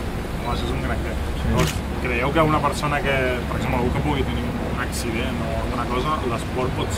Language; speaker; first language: Catalan; native; Catalan